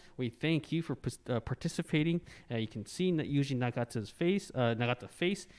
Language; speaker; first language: English; non-native, fluent; Japanese